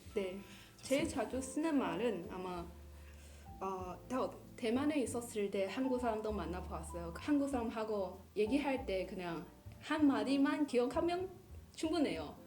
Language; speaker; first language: Korean; non-native, learner; Chinese